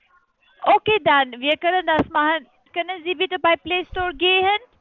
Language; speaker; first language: German; non-native, learner; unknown